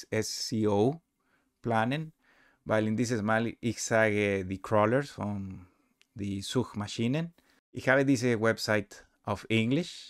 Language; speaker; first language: German; non-native, learner; Spanish